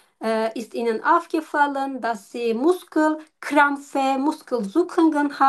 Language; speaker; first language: German; non-native, learner; Turkish